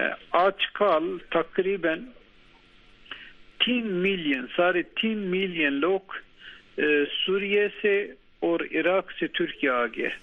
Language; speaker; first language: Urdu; non-native, learner; Turkish